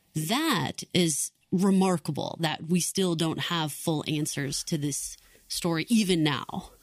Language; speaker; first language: English; native; English